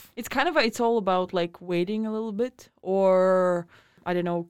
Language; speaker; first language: English; non-native, fluent; Russian